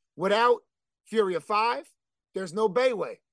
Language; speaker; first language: English; native; English